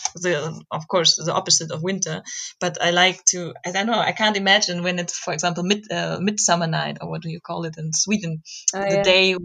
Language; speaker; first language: English; non-native, fluent; German